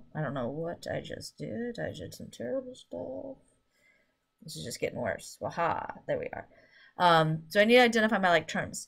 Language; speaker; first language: English; native; English